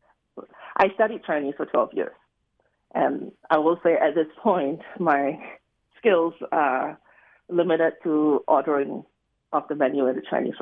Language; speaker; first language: English; native; English